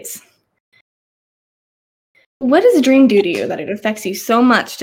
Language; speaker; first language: English; native; English